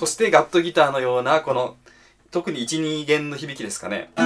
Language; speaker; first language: Japanese; native; Japanese